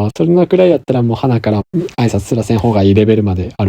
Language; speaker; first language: Japanese; native; Japanese